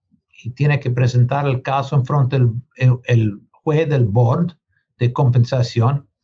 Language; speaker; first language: Spanish; non-native, learner; English